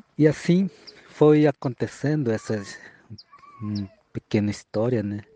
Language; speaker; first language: Portuguese; early bilingual, other home language; Guarani